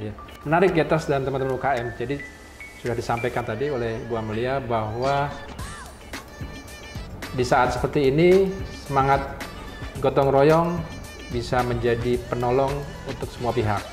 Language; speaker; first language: Indonesian; native; Indonesian